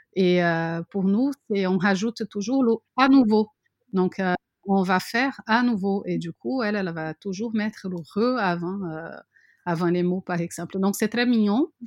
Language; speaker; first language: French; non-native, fluent; Portuguese